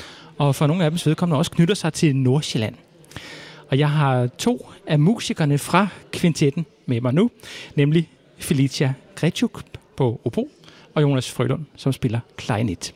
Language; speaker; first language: Danish; native; Danish